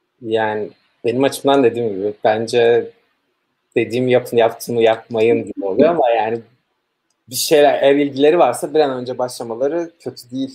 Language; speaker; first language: Turkish; native; Turkish